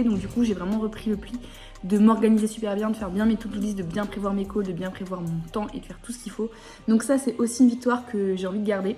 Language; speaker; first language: French; native; French